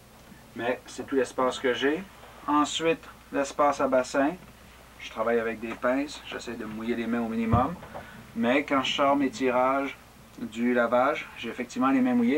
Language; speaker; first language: French; native; French